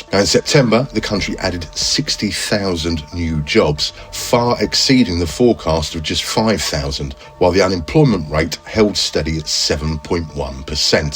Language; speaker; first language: English; native; English